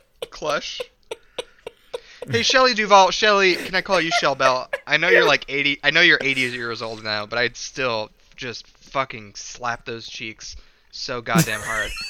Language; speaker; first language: English; native; English